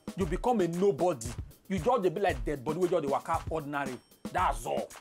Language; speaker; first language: Nigerian Pidgin; non-native, local second language; Igbo